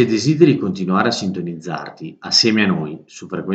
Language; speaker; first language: Italian; native; Italian